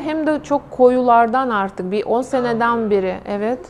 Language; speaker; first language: Turkish; non-native, fluent; Russian